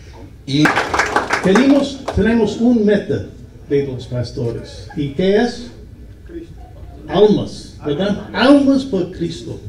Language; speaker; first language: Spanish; non-native, learner; English